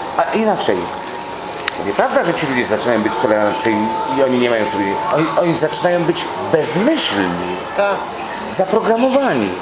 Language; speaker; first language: Polish; native; Polish